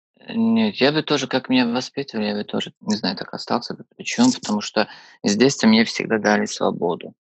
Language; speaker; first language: Russian; non-native, fluent; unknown